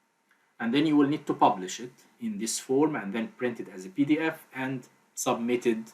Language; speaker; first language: English; non-native, fluent; Arabic